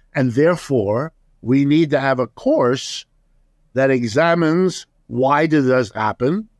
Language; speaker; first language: English; early bilingual, other home language; German